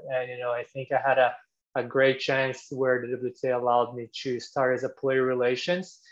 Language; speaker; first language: English; non-native, fluent; Portuguese